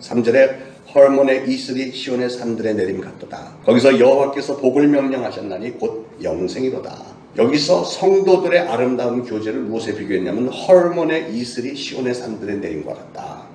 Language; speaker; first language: Korean; native; Korean